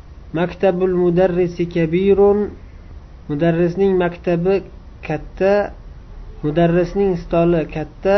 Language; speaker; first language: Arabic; non-native, fluent; Uzbek